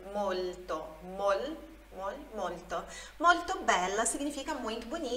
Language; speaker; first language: Italian; non-native, fluent; Portuguese